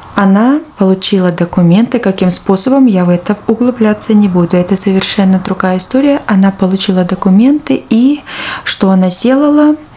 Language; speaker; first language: Russian; native; Russian